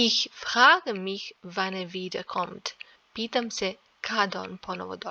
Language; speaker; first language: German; non-native, fluent; Serbian